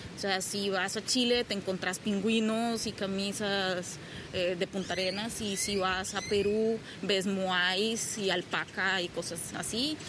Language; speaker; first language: Spanish; native; Spanish